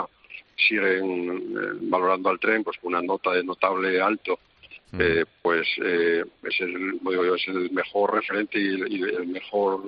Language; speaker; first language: Spanish; native; Spanish